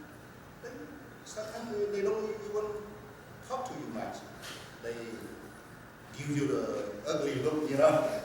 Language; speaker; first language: English; non-native, learner; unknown